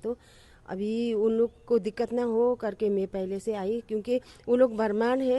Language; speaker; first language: Hindi; non-native, learner; Nepali